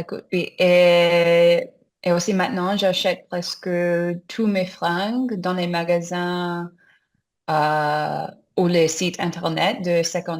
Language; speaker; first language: French; non-native, learner; English